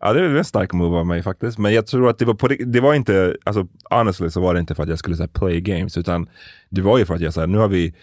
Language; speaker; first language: Swedish; native; Swedish